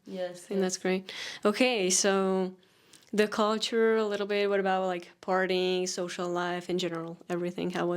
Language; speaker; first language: English; non-native, fluent; Spanish